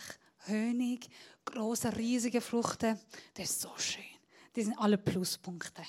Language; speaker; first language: German; non-native, fluent; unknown